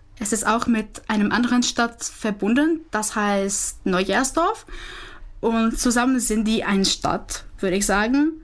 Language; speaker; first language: German; non-native, fluent; Czech